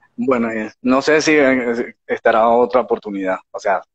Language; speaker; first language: Spanish; native; Spanish